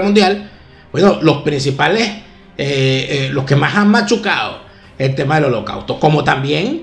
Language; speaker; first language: Spanish; native; Spanish